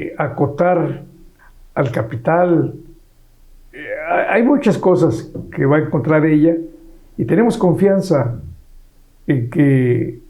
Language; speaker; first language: Spanish; native; Spanish